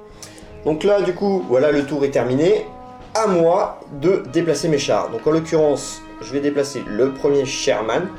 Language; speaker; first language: French; native; French